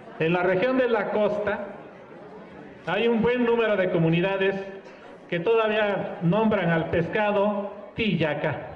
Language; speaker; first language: Spanish; non-native, local second language; Mixtepec Mixtec